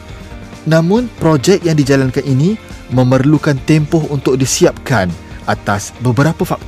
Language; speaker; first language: Malay; native; Malay